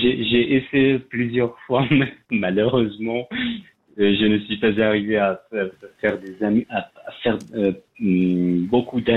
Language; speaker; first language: French; non-native, learner; Persian